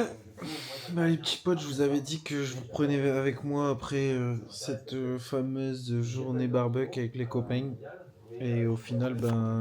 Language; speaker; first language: French; native; French